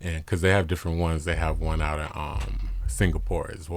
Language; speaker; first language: English; native; English